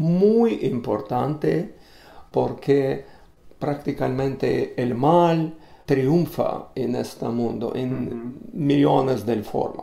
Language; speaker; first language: Spanish; non-native, learner; Russian